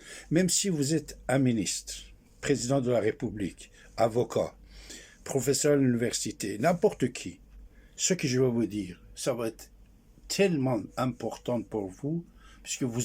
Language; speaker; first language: French; non-native, fluent; Persian